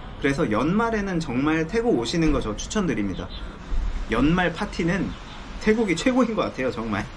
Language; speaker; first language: Korean; native; Korean